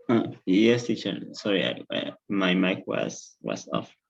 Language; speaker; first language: English; non-native, learner; Spanish